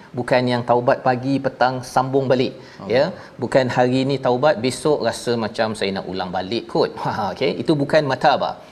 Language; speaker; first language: Malay; native; Malay